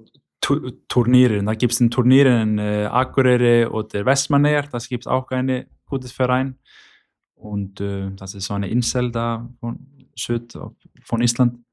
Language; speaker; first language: German; non-native, learner; Icelandic